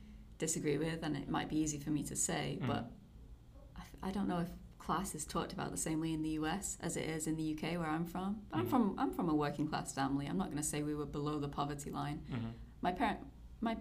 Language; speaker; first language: English; native; English